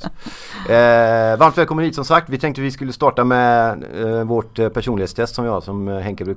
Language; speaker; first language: Swedish; native; Swedish